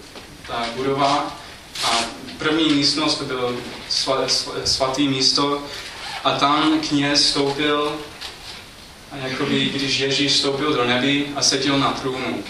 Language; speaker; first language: Czech; non-native, fluent; English